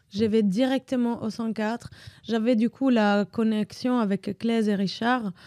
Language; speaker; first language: French; non-native, fluent; Italian